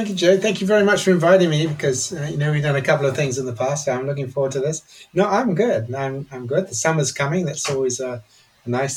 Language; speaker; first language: English; native; English